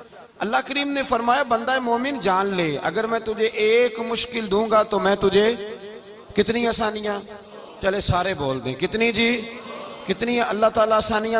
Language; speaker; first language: Hindi; non-native, local second language; Punjabi